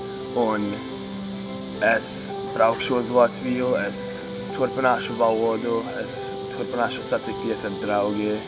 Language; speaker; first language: Latvian; early bilingual, heritage; Latvian